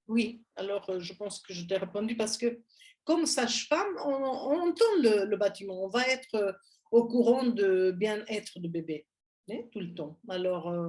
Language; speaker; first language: French; non-native, fluent; Spanish